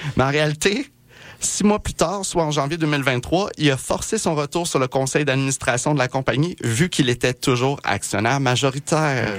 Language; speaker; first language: French; native; French